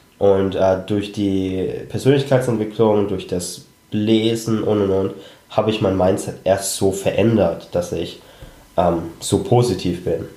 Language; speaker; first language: German; early bilingual, other home language; Cantonese